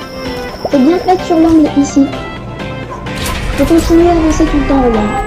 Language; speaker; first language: French; native; French